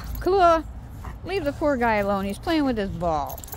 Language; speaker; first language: English; native; English